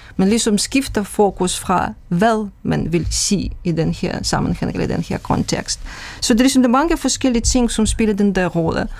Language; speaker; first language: Danish; non-native, fluent; Russian